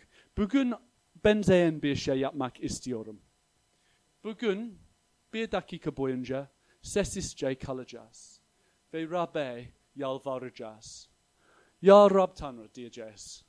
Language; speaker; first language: Turkish; non-native, fluent; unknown